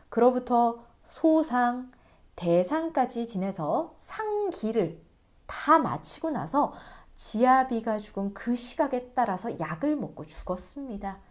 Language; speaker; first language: Korean; native; Korean